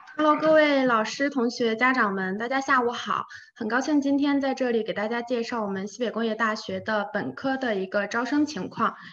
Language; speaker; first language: Chinese; native; Chinese